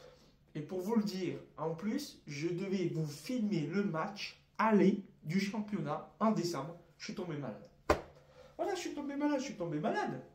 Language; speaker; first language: French; native; French